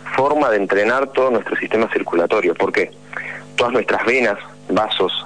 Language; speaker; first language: Spanish; native; Spanish